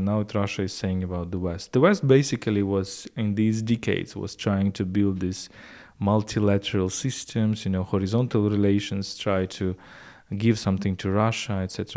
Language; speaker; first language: English; non-native, fluent; Ukrainian